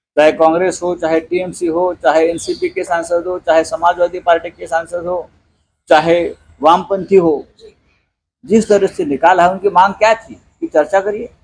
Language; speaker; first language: Hindi; non-native, local second language; Marathi